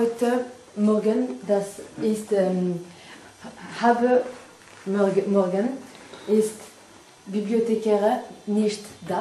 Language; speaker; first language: German; non-native, learner; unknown